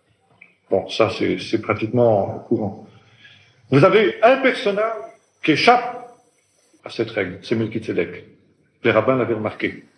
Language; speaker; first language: French; native; French